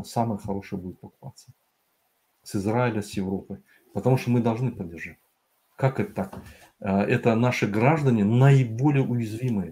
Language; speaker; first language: Russian; native; Russian